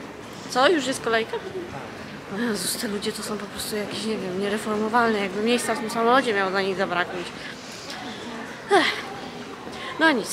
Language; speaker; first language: Polish; native; Polish